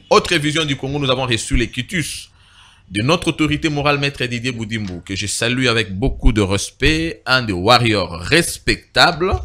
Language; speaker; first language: French; non-native, local second language; Lingala